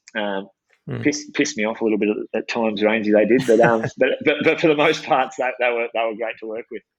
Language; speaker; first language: English; native; English